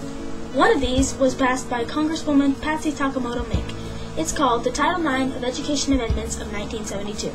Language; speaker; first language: English; native; English